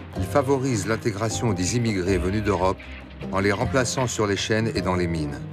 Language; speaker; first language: French; native; French